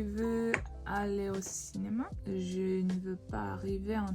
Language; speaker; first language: French; non-native, learner; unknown